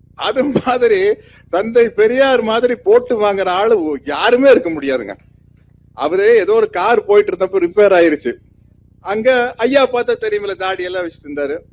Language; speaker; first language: Tamil; native; Tamil